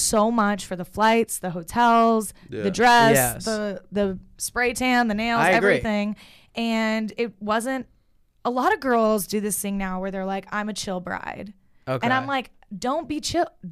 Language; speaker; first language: English; native; English